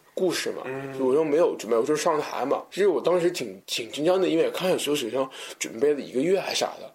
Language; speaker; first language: Chinese; non-native, fluent; English